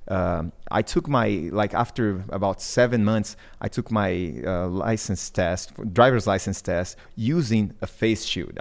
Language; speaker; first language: English; non-native, fluent; Portuguese